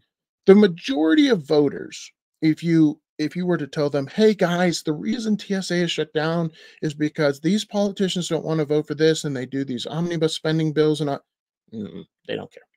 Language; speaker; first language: English; native; English